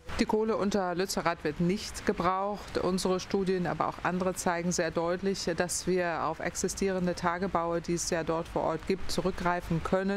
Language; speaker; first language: German; native; German